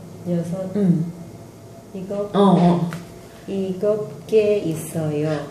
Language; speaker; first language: Korean; non-native, learner; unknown